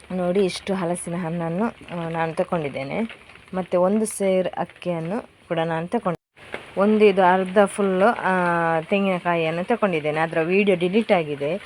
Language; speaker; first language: Kannada; non-native, local second language; Tulu